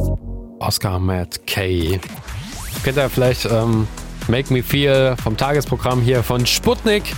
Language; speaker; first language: German; native; German